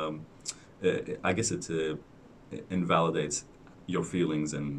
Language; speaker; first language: English; non-native, fluent; Persian